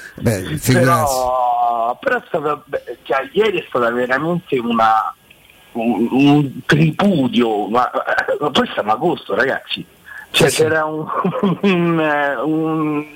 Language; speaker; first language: Italian; native; Italian